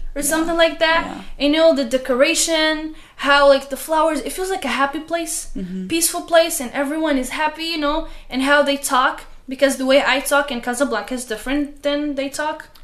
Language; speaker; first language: English; non-native, learner; Arabic